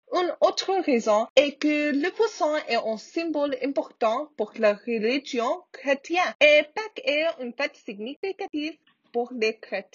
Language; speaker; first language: French; non-native, learner; English